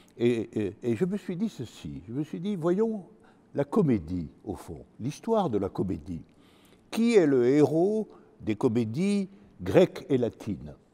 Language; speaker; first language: French; native; French